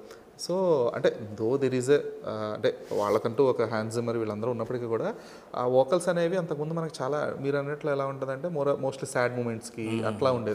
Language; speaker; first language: Telugu; native; Telugu